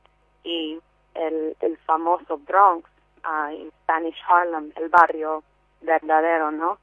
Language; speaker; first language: Spanish; non-native, fluent; English